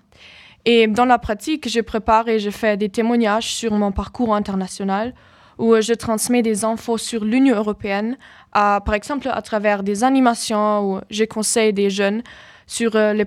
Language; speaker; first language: French; non-native, fluent; German